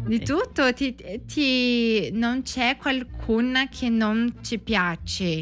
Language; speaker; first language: Italian; non-native, learner; Portuguese